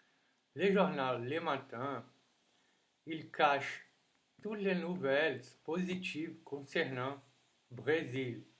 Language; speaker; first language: French; non-native, fluent; Portuguese